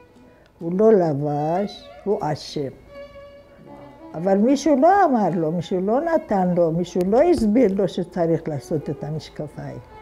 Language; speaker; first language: Hebrew; non-native, fluent; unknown